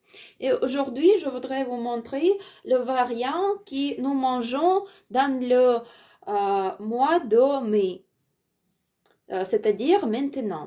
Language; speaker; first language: French; non-native, learner; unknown